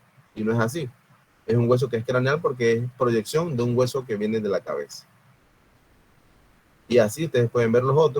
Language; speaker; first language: Spanish; native; Spanish